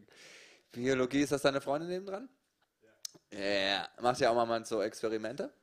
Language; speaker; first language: German; native; German